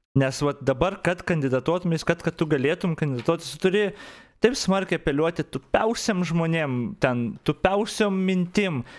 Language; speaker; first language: Lithuanian; native; Lithuanian